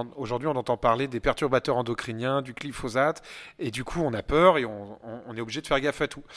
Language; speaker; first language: French; native; French